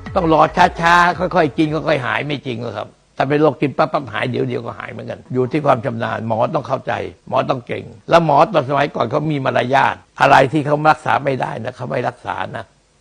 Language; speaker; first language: Thai; early bilingual, other home language; Min Nan Chinese